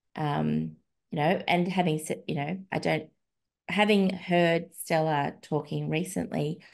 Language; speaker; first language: English; native; English